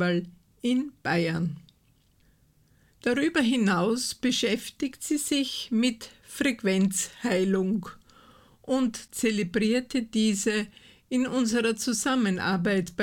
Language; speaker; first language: German; native; German